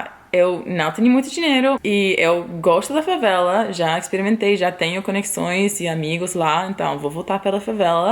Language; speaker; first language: Portuguese; non-native, fluent; English